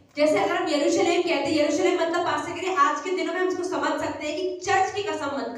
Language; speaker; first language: Hindi; native; Hindi